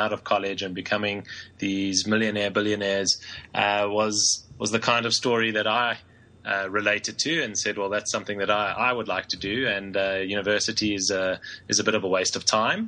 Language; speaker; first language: English; native; English